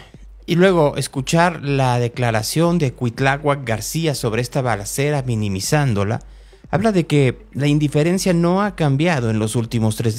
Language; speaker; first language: Spanish; native; Spanish